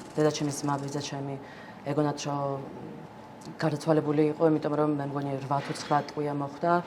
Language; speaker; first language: Georgian; early bilingual, other home language; Russian